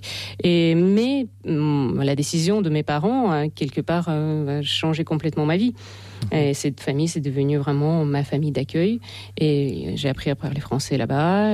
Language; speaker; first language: French; non-native, fluent; Russian